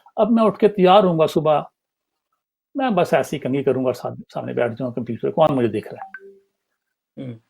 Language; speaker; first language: Urdu; native; Urdu